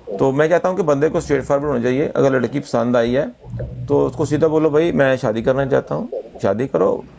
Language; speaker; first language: Urdu; non-native, local second language; Punjabi